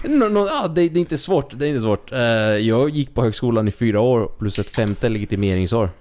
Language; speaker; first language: Swedish; early bilingual, other home language; Spanish